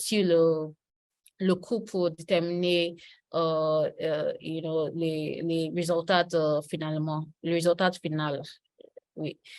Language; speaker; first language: French; non-native, learner; Yoruba